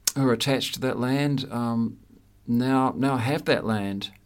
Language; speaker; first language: English; native; English